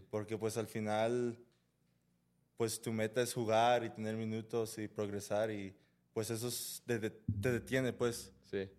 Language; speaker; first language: Spanish; early bilingual, heritage; Spanish